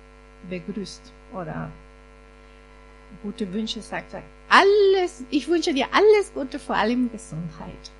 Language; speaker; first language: German; non-native, fluent; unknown